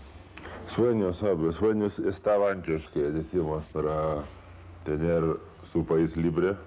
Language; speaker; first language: Spanish; non-native, learner; Lithuanian